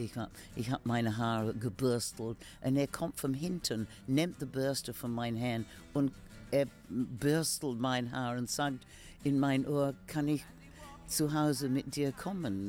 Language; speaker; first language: German; non-native, fluent; English